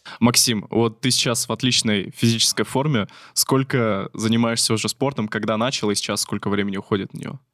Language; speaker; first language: Russian; native; Russian